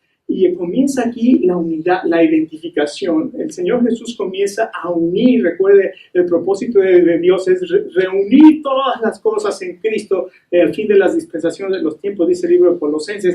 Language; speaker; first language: Spanish; native; Spanish